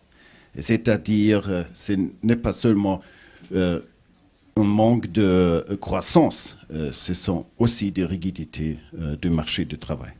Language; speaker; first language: French; non-native, learner; German